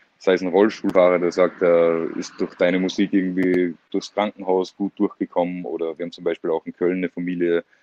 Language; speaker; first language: German; native; German